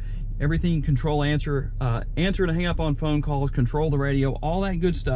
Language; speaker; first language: English; native; English